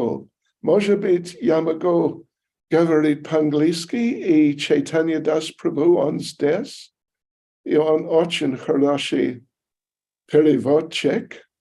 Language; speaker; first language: Russian; non-native, learner; English